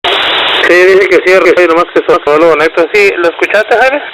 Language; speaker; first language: Spanish; native; Spanish